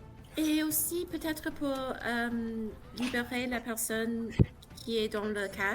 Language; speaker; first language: French; non-native, learner; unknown